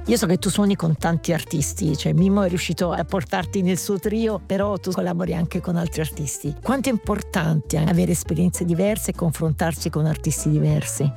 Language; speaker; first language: Italian; native; Italian